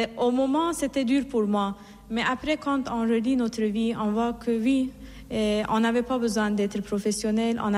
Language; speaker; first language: French; non-native, fluent; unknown